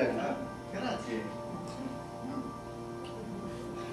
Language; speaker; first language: Italian; non-native, local second language; Sardinian